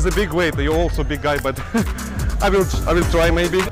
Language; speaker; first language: English; non-native, learner; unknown